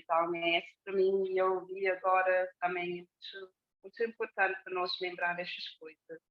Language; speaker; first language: Portuguese; non-native, fluent; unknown